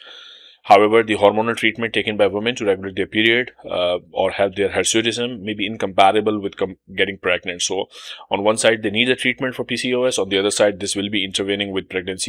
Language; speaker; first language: English; non-native, local second language; Urdu